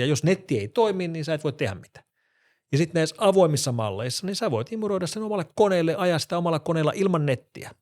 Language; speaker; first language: Finnish; native; Finnish